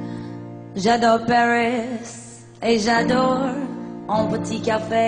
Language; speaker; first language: French; non-native, learner; English